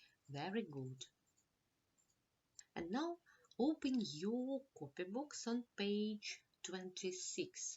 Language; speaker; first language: English; non-native, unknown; Ukrainian